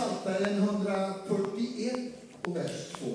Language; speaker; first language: Swedish; non-native, fluent; Portuguese